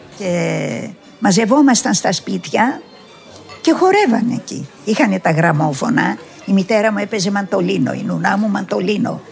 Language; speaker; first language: Greek; native; Greek